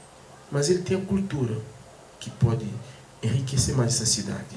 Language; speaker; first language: Portuguese; non-native, fluent; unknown